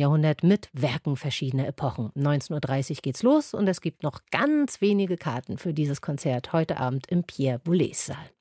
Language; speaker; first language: German; native; German